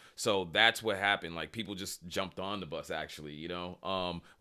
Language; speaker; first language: English; native; English